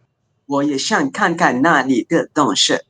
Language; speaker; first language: Chinese; non-native, learner; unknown